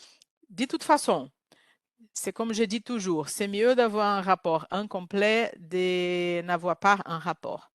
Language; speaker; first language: French; non-native, learner; Portuguese